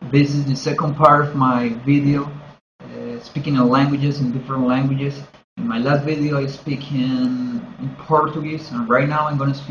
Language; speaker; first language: English; non-native, learner; Spanish